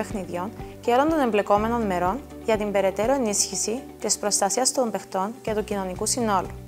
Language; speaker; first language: Greek; native; Greek